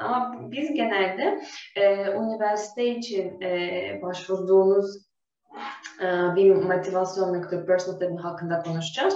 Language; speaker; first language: Turkish; non-native, fluent; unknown